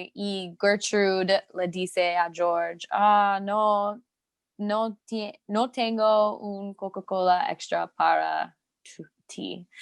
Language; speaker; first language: Spanish; non-native, learner; English